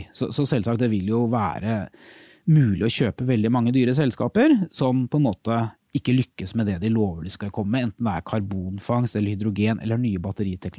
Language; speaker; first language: Norwegian; native; Norwegian